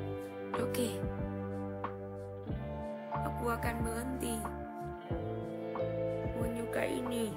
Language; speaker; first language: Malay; non-native, learner; Vietnamese